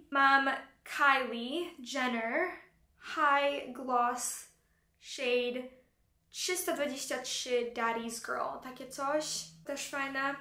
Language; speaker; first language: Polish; early bilingual, heritage; Polish